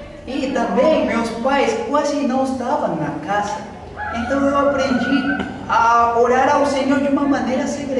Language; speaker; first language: Portuguese; non-native, fluent; Spanish